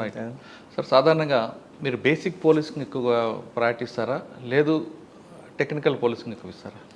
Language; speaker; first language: Telugu; native; Telugu